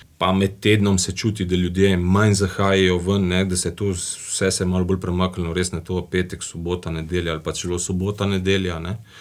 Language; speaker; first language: Slovenian; native; Slovenian